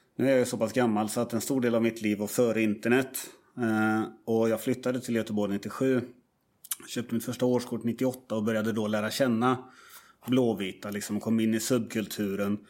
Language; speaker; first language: Swedish; native; Swedish